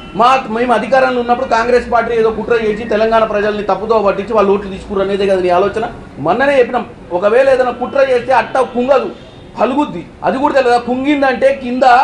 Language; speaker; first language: Telugu; native; Telugu